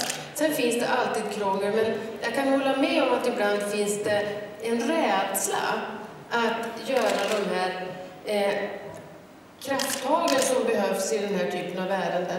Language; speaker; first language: Swedish; native; Swedish